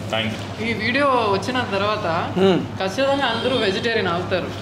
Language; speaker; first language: Telugu; non-native, learner; Tamil